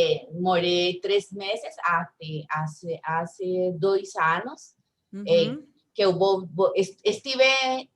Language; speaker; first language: Portuguese; non-native, learner; Spanish